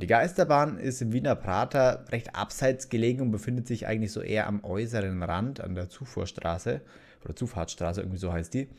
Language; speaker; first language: German; native; German